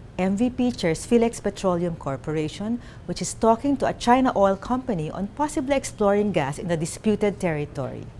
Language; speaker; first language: English; non-native, local second language; Filipino